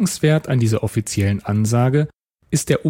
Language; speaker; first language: German; native; German